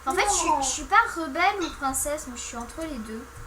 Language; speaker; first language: French; native; French